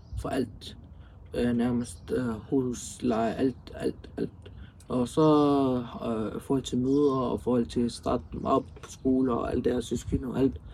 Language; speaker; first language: Danish; early bilingual, other home language; Arabic